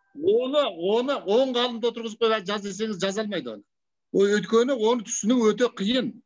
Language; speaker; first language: Kazakh; native; Kazakh